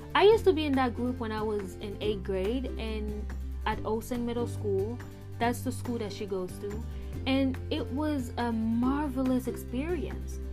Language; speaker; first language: English; early bilingual, other home language; Haitian Creole